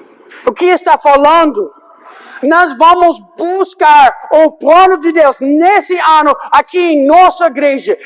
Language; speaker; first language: Portuguese; non-native, fluent; English